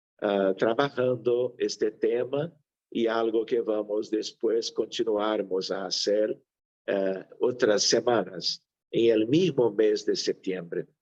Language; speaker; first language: Spanish; non-native, fluent; Portuguese